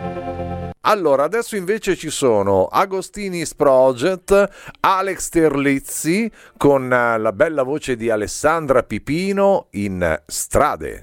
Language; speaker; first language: Italian; native; Italian